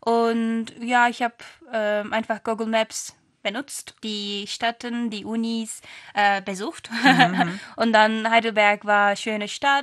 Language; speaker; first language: German; non-native, fluent; Turkish